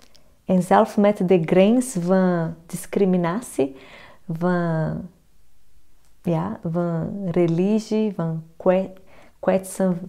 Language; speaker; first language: Dutch; non-native, fluent; Portuguese